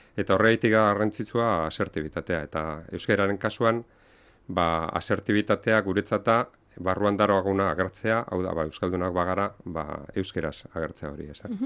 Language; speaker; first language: Basque; non-native, local second language; Spanish